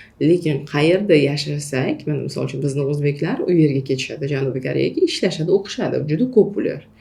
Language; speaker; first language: Uzbek; native; Uzbek